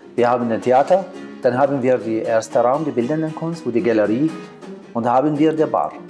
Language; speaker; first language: German; non-native, learner; Arabic